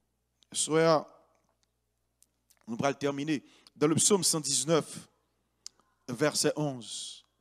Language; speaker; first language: French; non-native, local second language; Haitian Creole